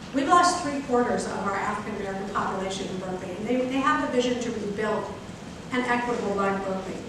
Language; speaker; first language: English; native; English